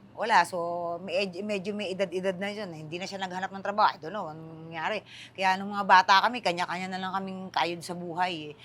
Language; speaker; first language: Filipino; native; Filipino